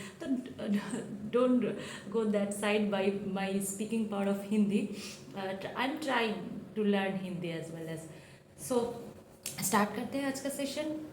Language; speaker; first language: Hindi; non-native, local second language; Bangla